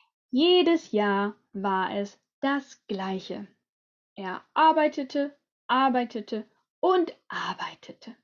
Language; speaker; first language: German; native; German